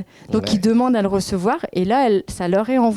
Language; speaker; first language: French; native; French